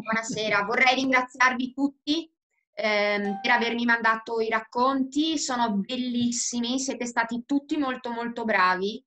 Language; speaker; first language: Italian; native; Italian